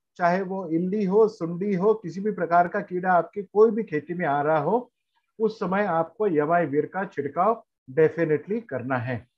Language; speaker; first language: Hindi; non-native, local second language; Marathi